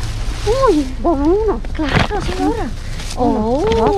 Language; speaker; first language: Spanish; non-native, learner; Filipino